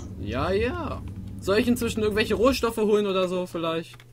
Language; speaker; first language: German; native; German